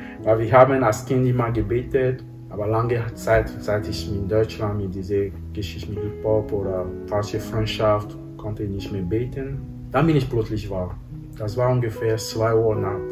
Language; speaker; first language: German; non-native, fluent; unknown